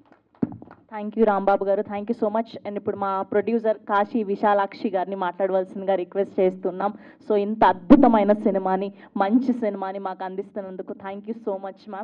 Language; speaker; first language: Telugu; native; Telugu